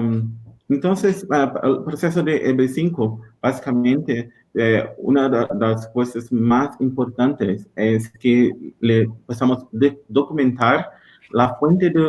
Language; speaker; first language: Spanish; non-native, learner; Portuguese